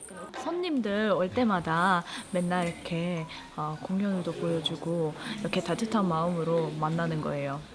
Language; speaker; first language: Korean; non-native, fluent; Russian